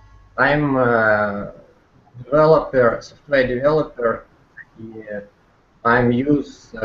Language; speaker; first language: English; non-native, learner; Russian